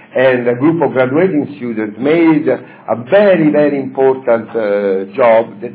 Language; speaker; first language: English; non-native, fluent; Italian